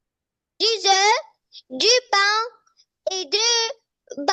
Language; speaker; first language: French; non-native, learner; Arabic